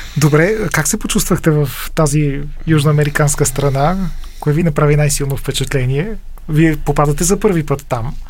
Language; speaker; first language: Bulgarian; native; Bulgarian